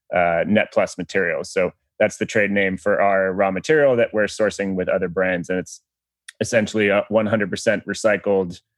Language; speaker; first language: English; native; English